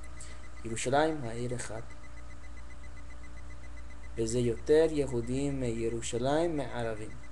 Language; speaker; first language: Hebrew; non-native, learner; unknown